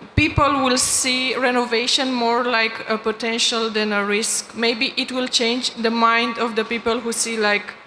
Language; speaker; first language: English; non-native, fluent; Romanian